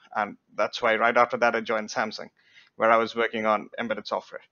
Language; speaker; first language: English; non-native, local second language; Bangla